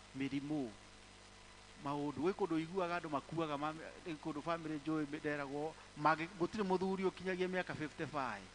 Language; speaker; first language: Kikuyu; native; Kikuyu